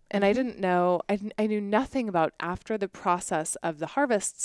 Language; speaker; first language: English; native; English